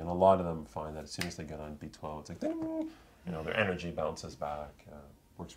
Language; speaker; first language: English; native; English